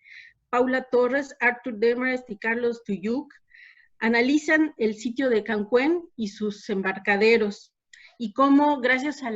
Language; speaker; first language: Spanish; native; Spanish